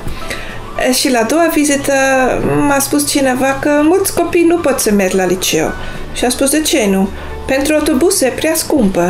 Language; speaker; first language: Romanian; non-native, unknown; Dutch